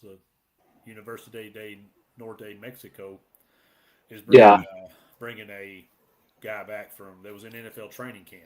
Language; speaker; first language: English; native; English